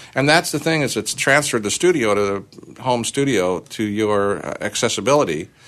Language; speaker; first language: English; native; English